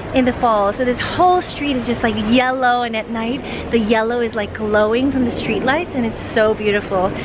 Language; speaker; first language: English; native; English